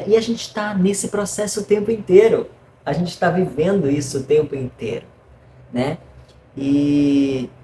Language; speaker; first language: Portuguese; native; Portuguese